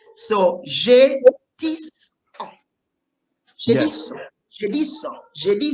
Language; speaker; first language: French; non-native, fluent; English